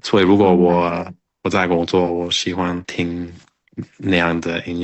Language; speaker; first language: Chinese; non-native, fluent; English